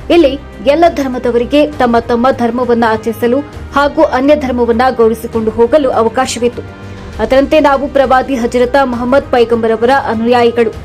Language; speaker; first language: Kannada; native; Kannada